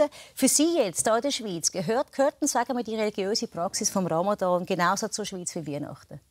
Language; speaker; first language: German; native; German